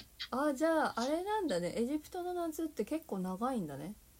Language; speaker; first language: Japanese; native; Japanese